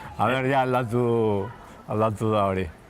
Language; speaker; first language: Basque; non-native, local second language; Spanish